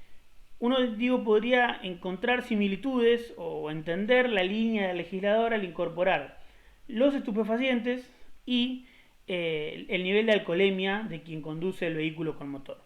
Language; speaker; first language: Spanish; native; Spanish